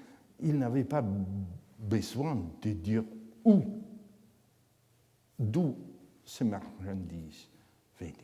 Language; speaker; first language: French; non-native, fluent; Italian